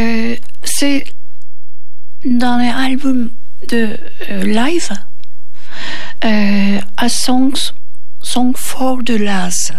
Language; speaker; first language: French; non-native, learner; Turkish